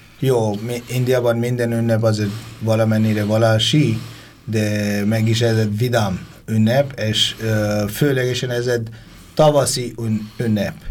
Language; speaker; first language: Hungarian; non-native, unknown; Bangla